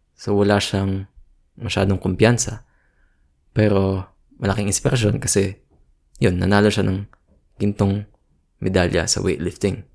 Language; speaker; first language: Filipino; native; Filipino